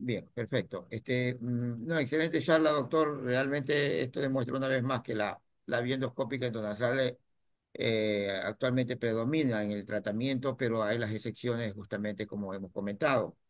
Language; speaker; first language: Spanish; native; Spanish